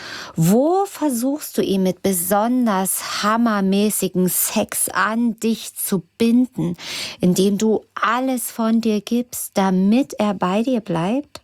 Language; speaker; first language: German; native; German